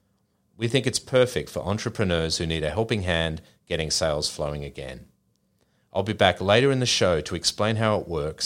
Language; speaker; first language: English; native; English